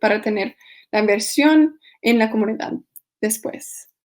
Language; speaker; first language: Spanish; non-native, fluent; English